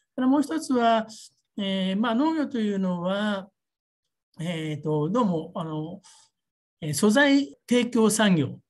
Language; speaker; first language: Japanese; native; Japanese